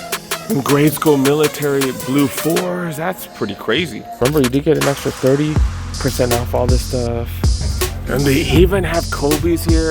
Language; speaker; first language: English; native; English